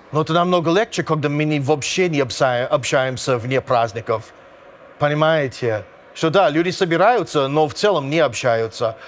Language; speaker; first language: Russian; non-native, fluent; English